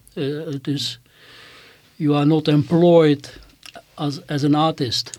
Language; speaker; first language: English; non-native, learner; Dutch